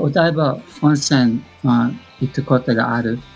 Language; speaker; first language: Japanese; non-native, learner; English